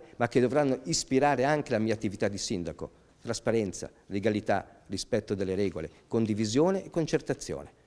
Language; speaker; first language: Italian; native; Italian